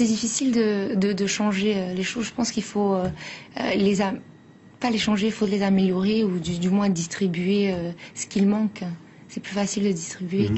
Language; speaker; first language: French; native; French